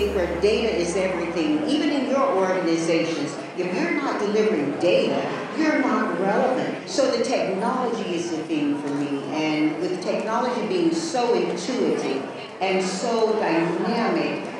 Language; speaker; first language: English; native; English